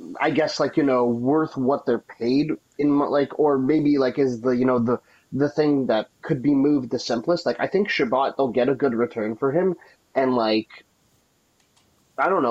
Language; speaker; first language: English; native; English